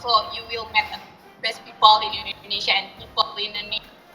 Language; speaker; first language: English; non-native, learner; Indonesian